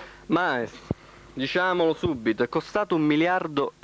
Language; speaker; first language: Italian; native; Italian